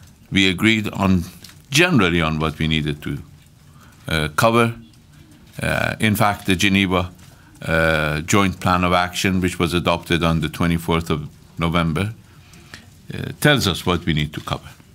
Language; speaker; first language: English; non-native, fluent; Persian